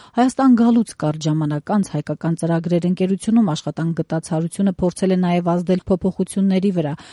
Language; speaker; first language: Armenian; native; Armenian